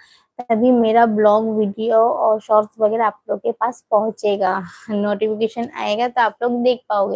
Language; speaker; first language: Hindi; non-native, local second language; Bangla